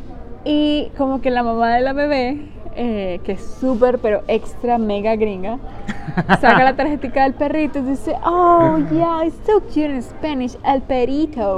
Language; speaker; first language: Spanish; native; Spanish